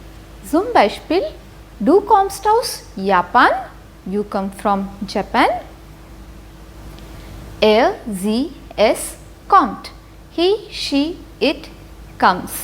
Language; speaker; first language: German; non-native, fluent; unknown